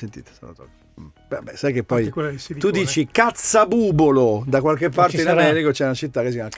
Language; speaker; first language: Italian; native; Italian